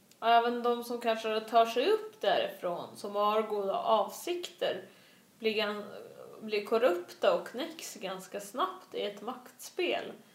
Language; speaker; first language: Swedish; early bilingual, other home language; Russian